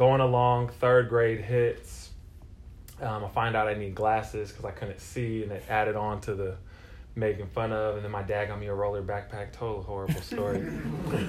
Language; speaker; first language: English; native; English